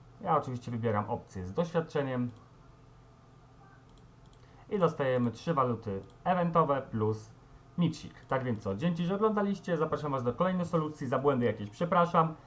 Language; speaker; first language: Polish; native; Polish